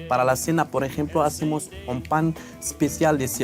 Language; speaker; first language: Spanish; non-native, fluent; Berber languages